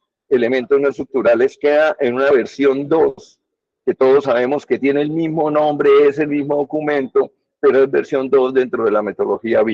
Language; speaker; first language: Spanish; native; Spanish